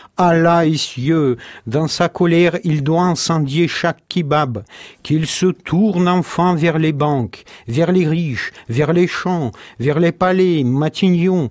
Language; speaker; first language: French; non-native, fluent; Russian